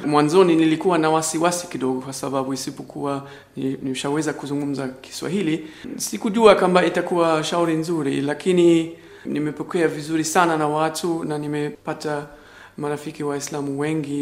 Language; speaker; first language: Swahili; non-native, fluent; German